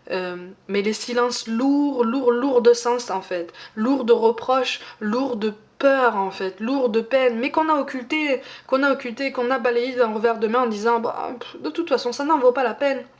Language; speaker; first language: French; native; French